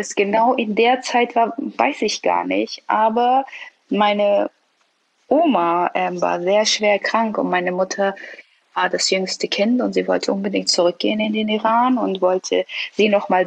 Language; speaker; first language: German; early bilingual, other home language; Persian